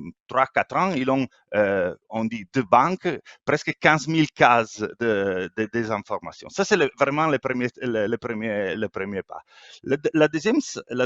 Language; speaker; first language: French; non-native, fluent; Italian